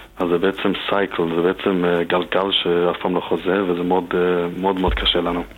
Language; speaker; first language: Hebrew; non-native, fluent; English